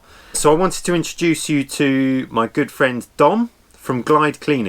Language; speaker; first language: English; native; English